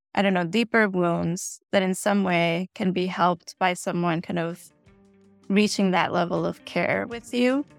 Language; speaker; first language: English; non-native, fluent; Spanish